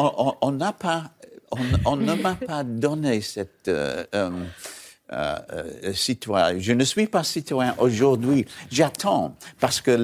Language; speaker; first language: French; non-native, learner; English